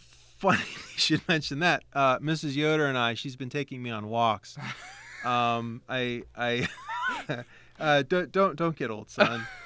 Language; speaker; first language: English; native; English